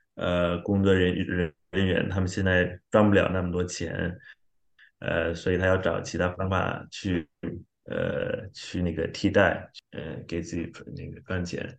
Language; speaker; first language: Chinese; non-native, fluent; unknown